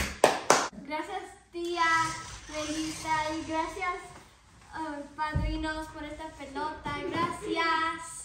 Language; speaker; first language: Spanish; early bilingual, other home language; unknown